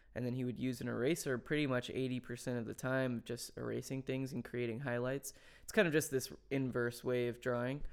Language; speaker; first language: English; native; English